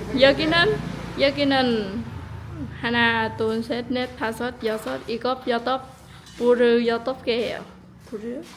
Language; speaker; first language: Korean; non-native, learner; Vietnamese